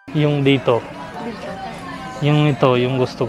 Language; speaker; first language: Filipino; non-native, learner; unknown